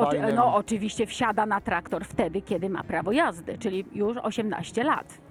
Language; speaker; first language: Polish; native; Polish